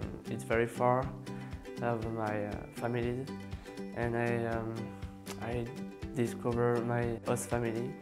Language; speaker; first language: English; non-native, learner; French